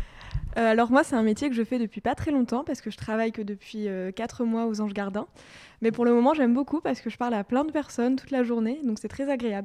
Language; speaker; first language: French; native; French